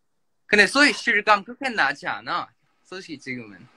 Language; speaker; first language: Korean; non-native, fluent; Thai